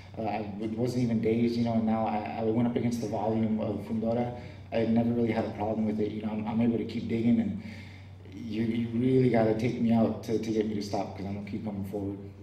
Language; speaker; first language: English; early bilingual, other home language; Spanish